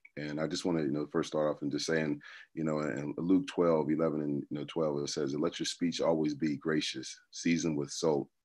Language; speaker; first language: English; native; English